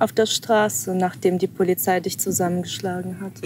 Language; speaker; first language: German; native; German